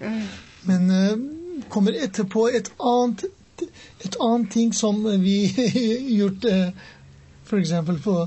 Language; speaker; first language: Norwegian; non-native, learner; Persian